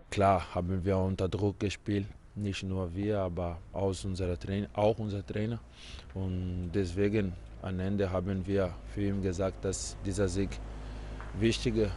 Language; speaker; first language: German; non-native, fluent; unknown